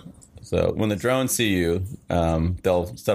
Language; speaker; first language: English; non-native, local second language; Sinhala